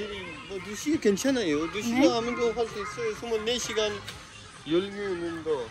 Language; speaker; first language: Korean; non-native, learner; Urdu